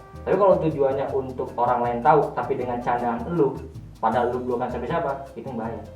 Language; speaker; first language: Indonesian; native; Indonesian